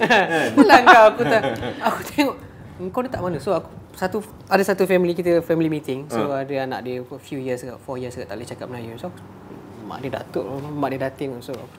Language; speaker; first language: Malay; native; Malay